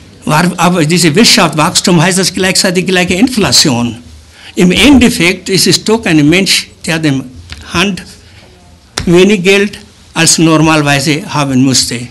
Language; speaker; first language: German; early bilingual, other home language; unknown